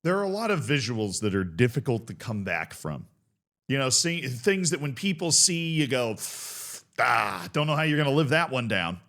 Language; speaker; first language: English; native; English